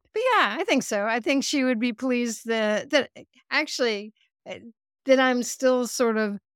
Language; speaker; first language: English; native; English